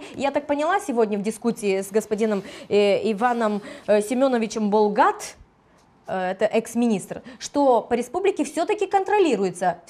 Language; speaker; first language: Russian; non-native, local second language; Romanian